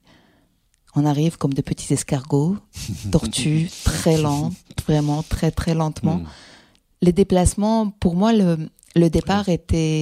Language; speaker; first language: French; non-native, fluent; Greek